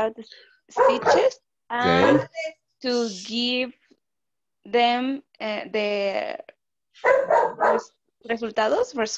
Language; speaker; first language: English; non-native, learner; Spanish